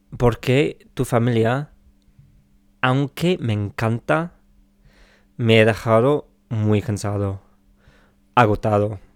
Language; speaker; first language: Spanish; non-native, fluent; English